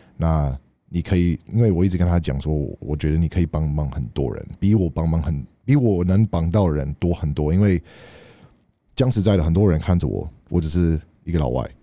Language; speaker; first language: Chinese; native; Chinese